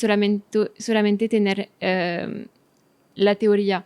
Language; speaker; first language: Spanish; non-native, fluent; French